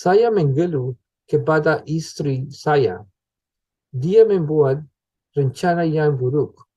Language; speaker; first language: Indonesian; non-native, learner; English